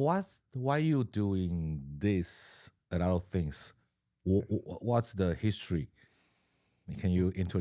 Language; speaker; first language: English; non-native, learner; Chinese